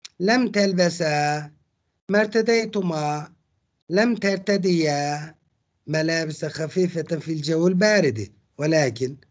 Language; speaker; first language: Arabic; non-native, fluent; Turkish